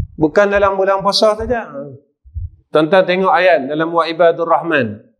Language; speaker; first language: Malay; native; Malay